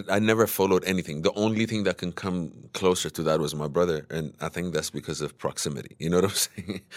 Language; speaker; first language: English; early bilingual, other home language; Amharic